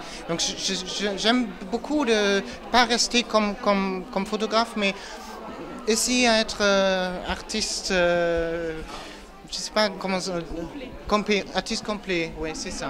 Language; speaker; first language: French; non-native, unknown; German